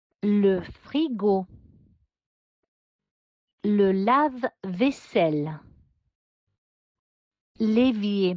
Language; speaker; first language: French; non-native, fluent; Spanish